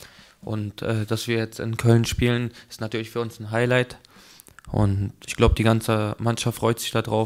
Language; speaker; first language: German; early bilingual, other home language; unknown